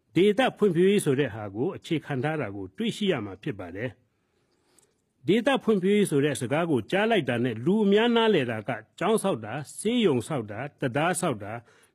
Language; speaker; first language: Burmese; non-native, local second language; Hakha Chin